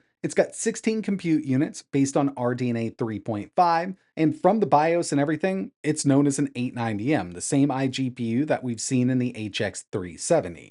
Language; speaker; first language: English; native; English